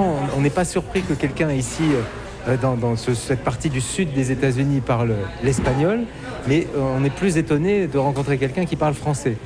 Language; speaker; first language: French; native; French